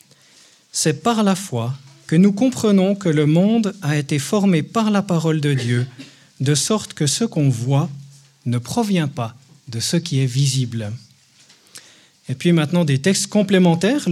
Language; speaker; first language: French; native; French